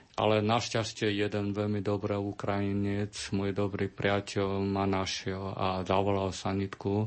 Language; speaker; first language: Slovak; non-native, learner; Chinese